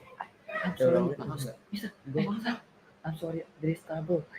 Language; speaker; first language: English; non-native, learner; Indonesian